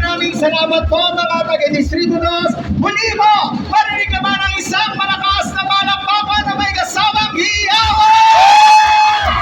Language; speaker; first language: Filipino; native; Filipino